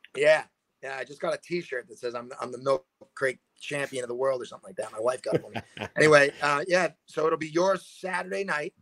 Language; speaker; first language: English; native; English